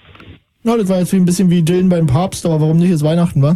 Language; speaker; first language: German; native; German